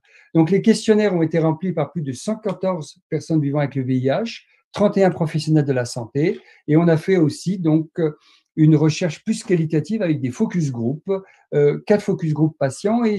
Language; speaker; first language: French; native; French